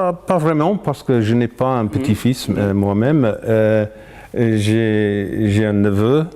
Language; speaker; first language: French; non-native, fluent; English